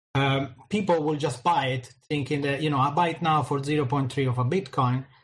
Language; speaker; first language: English; non-native, fluent; Italian